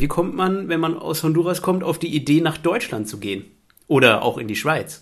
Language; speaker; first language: German; native; German